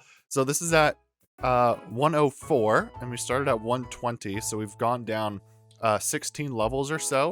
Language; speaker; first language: English; native; English